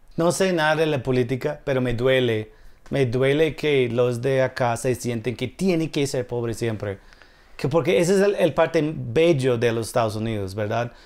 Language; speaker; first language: Spanish; non-native, fluent; English